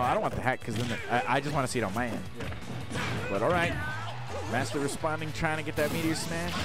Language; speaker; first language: English; native; English